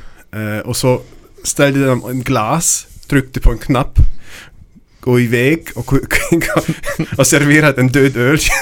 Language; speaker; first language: Swedish; non-native, learner; German